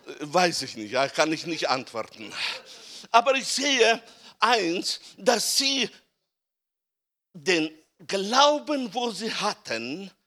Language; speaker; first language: German; non-native, fluent; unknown